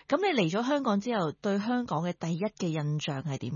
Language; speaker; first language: Cantonese; native; Cantonese